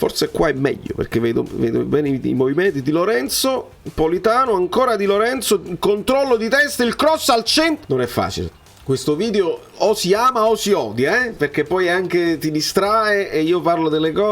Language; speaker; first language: Italian; native; Italian